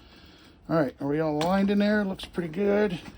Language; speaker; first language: English; native; English